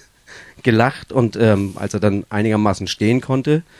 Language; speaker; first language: German; native; German